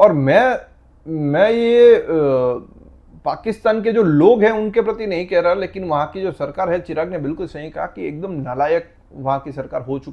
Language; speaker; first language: Hindi; non-native, local second language; Gujarati